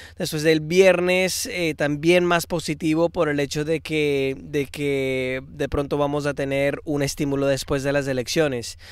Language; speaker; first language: Spanish; early bilingual, heritage; Spanish